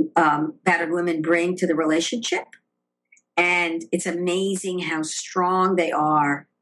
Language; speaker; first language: English; native; English